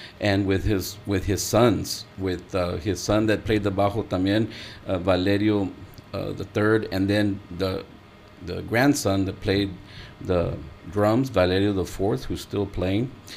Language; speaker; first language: English; early bilingual, other home language; Spanish